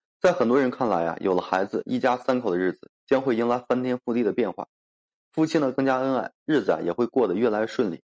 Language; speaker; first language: Chinese; native; Chinese